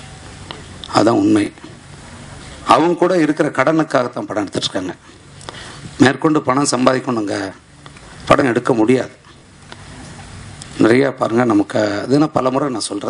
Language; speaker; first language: Tamil; native; Tamil